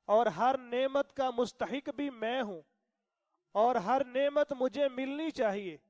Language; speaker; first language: Urdu; non-native, local second language; Punjabi